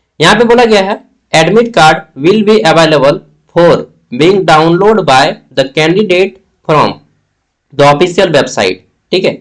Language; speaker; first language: Hindi; native; Hindi